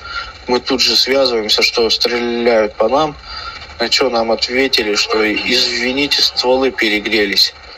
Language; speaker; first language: Russian; native; Russian